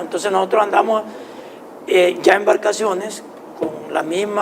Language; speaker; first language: Spanish; native; Spanish